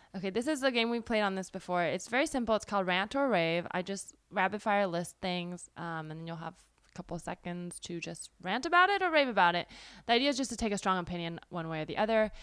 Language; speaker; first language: English; early bilingual, other home language; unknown